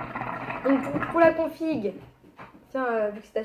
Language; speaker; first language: French; native; French